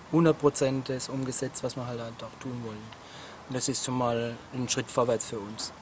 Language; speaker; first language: German; native; German